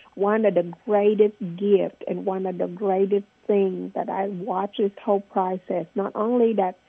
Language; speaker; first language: English; early bilingual, other home language; Vietnamese